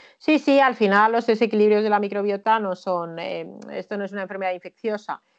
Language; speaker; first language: Spanish; non-native, fluent; Finnish